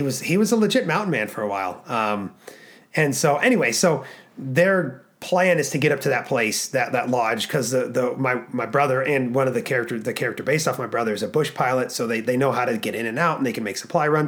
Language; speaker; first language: English; native; English